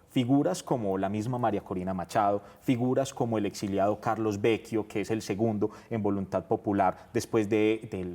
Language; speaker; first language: Spanish; native; Spanish